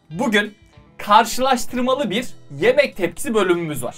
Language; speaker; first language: Turkish; native; Turkish